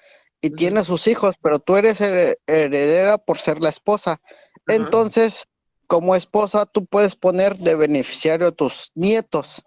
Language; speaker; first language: Spanish; native; Spanish